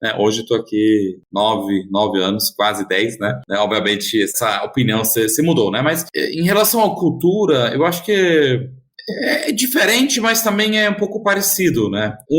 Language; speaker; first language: Portuguese; non-native, fluent; German